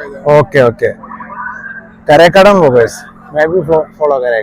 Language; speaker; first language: Hindi; non-native, local second language; Malayalam